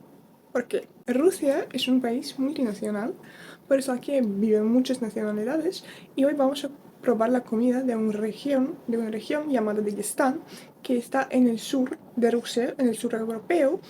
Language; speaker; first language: Spanish; non-native, fluent; Russian